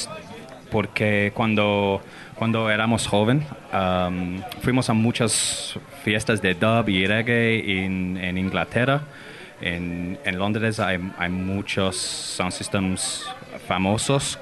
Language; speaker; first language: Spanish; non-native, learner; English